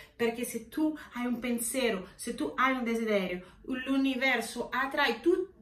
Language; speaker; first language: Italian; non-native, fluent; Portuguese